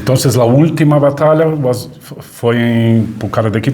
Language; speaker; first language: Spanish; non-native, learner; Portuguese